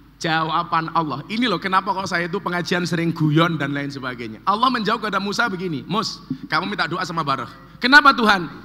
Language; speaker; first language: Indonesian; native; Indonesian